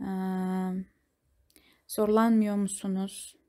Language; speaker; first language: Turkish; non-native, fluent; Kazakh